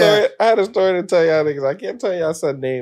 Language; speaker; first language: English; native; English